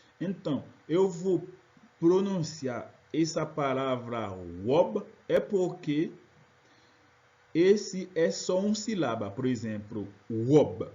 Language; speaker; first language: Portuguese; non-native, fluent; French